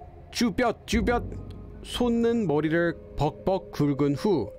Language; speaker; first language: Korean; non-native, fluent; English